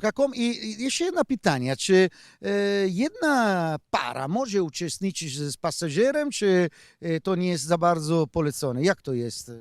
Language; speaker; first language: Polish; non-native, learner; Italian